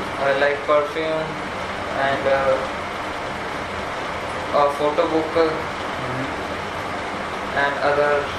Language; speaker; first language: English; non-native, learner; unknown